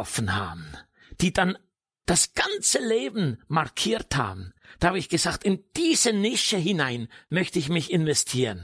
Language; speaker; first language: German; native; German